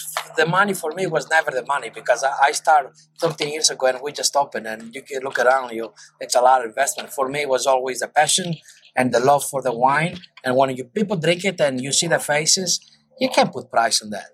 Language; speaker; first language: English; non-native, fluent; Greek